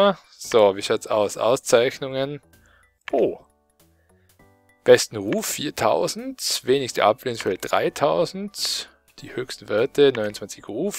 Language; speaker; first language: German; native; German